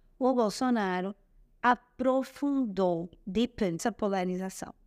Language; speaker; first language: Portuguese; non-native, learner; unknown